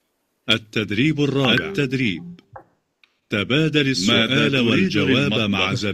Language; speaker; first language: Arabic; non-native, learner; Indonesian